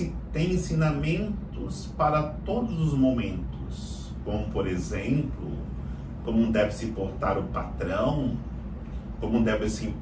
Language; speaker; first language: Portuguese; native; Portuguese